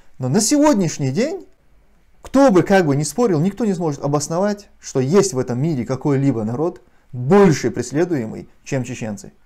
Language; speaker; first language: Russian; non-native, local second language; Chechen